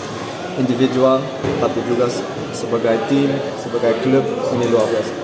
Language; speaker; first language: Indonesian; non-native, fluent; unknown